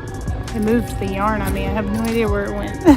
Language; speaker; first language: English; native; English